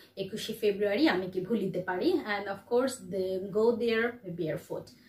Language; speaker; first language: English; non-native, local second language; Bangla